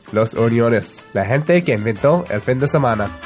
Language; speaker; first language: Spanish; early bilingual, heritage; English